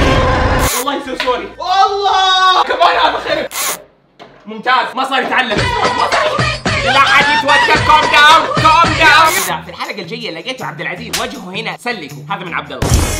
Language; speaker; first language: Arabic; native; Arabic